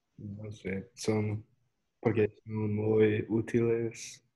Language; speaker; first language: Spanish; non-native, learner; English